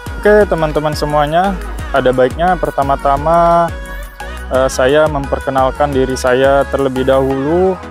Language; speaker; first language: Indonesian; native; Indonesian